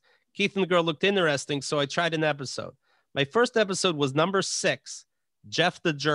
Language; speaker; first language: English; native; English